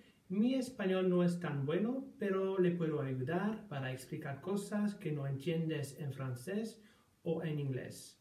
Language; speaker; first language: Spanish; non-native, fluent; French